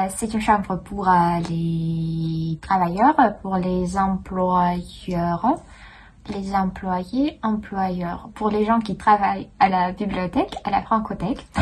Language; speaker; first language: French; non-native, fluent; Russian